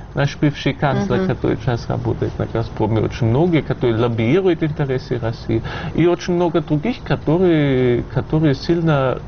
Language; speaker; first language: Russian; non-native, fluent; German